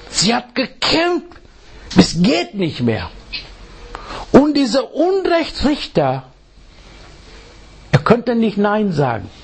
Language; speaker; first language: German; non-native, fluent; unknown